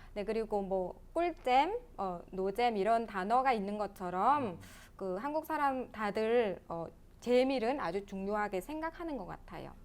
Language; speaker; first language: Korean; non-native, fluent; Vietnamese